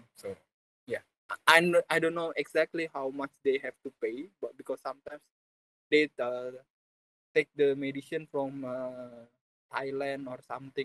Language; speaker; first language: English; non-native, fluent; Indonesian